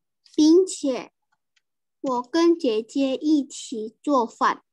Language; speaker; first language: Chinese; non-native, learner; Indonesian